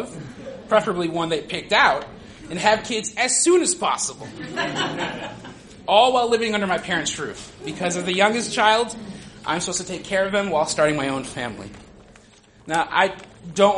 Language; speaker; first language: English; native; English